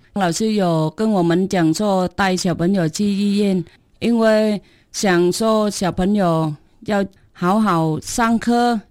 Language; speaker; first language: Chinese; non-native, learner; Vietnamese